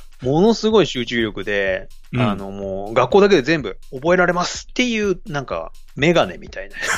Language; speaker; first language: Japanese; native; Japanese